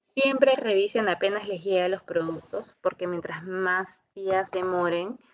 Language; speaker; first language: Spanish; native; Spanish